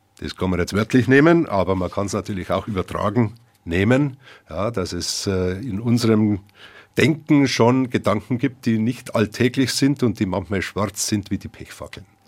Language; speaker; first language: German; native; German